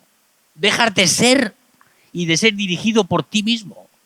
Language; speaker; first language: Spanish; native; Spanish